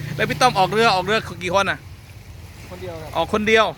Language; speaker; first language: Thai; native; Thai